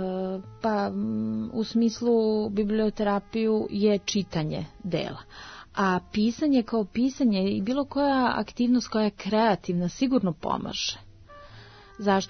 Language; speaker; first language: Serbian; native; Serbian